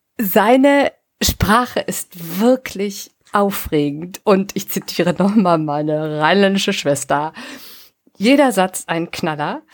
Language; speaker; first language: German; native; German